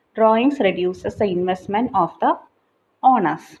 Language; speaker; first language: English; non-native, local second language; Malayalam